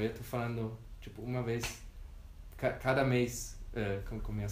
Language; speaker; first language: Portuguese; non-native, fluent; German